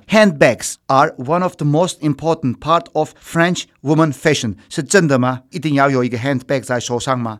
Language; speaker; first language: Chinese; non-native, fluent; Turkish